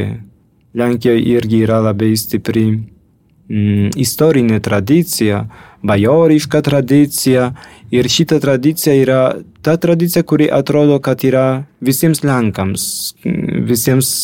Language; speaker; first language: Lithuanian; non-native, fluent; Polish